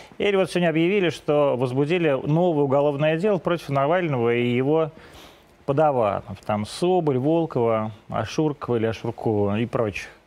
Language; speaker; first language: Russian; native; Russian